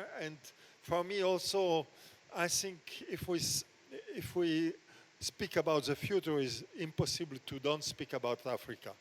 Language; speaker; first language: English; non-native, fluent; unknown